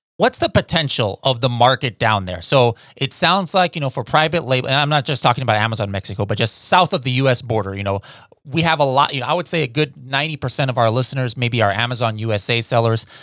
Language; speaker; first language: English; native; English